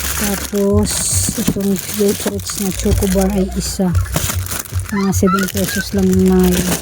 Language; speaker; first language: Filipino; non-native, local second language; Cebuano